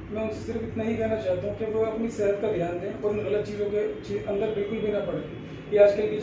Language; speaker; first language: Hindi; native; Hindi